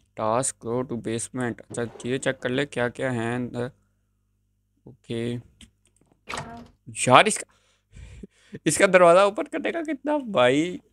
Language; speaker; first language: Hindi; native; Hindi